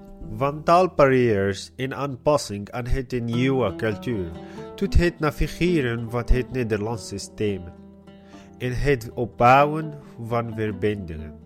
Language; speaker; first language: Dutch; non-native, learner; Arabic